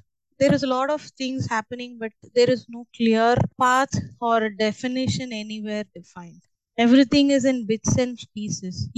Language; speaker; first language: English; non-native, local second language; Tamil